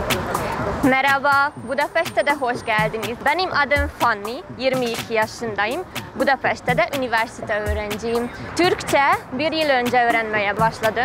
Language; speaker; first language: Turkish; non-native, learner; Hungarian